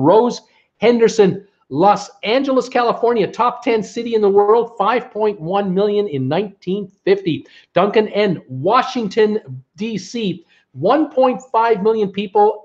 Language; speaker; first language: English; native; English